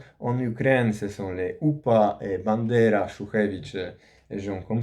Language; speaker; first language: French; non-native, learner; Polish